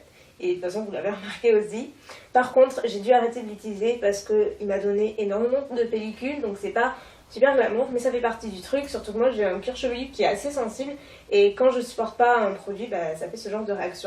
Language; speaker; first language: French; native; French